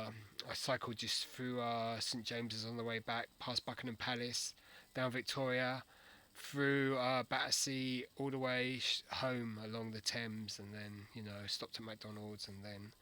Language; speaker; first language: English; native; English